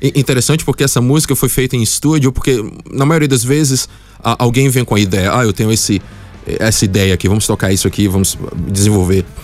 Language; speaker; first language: Portuguese; native; Portuguese